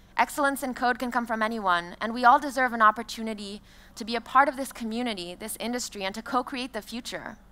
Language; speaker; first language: English; non-native, fluent; French